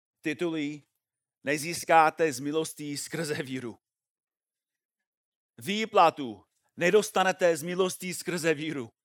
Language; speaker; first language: Czech; non-native, fluent; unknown